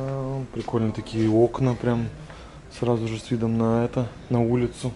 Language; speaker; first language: Russian; native; Russian